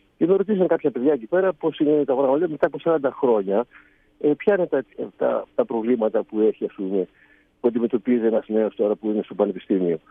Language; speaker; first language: Greek; native; Greek